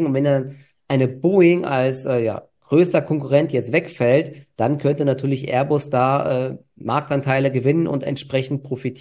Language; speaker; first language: German; native; German